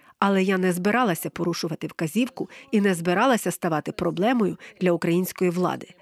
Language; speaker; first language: Ukrainian; non-native, fluent; English